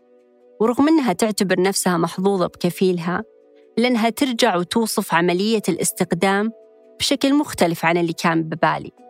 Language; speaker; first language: Arabic; native; Arabic